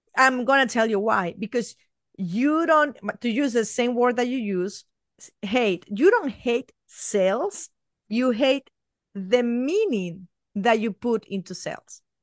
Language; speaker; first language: English; non-native, fluent; Spanish